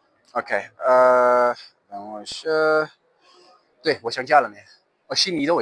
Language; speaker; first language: Chinese; non-native, learner; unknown